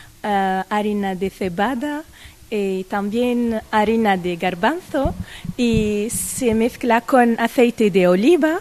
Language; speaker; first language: Spanish; non-native, fluent; Arabic